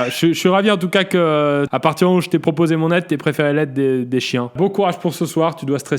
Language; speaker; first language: French; native; French